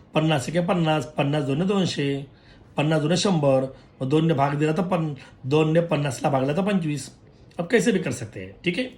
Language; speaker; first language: Hindi; non-native, local second language; Marathi